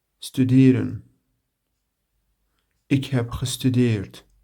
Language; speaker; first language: Dutch; non-native, learner; Turkish